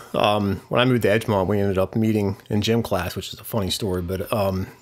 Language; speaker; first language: English; native; English